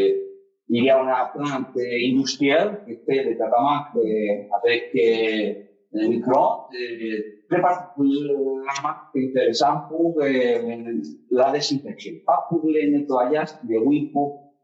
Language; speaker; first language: French; non-native, fluent; Spanish